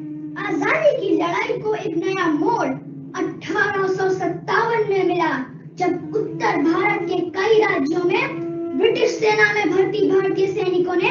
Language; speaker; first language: Hindi; native; Hindi